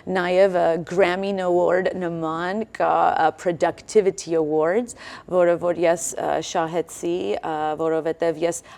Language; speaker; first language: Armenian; early bilingual, heritage; Armenian